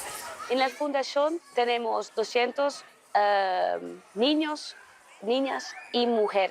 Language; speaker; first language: Spanish; early bilingual, heritage; Dutch